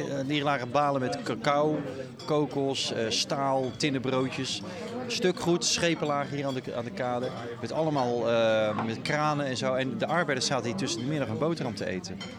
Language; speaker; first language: Dutch; native; Dutch